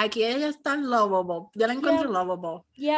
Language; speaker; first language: Spanish; early bilingual, heritage; Spanish